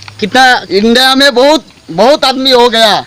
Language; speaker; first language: Hindi; non-native, local second language; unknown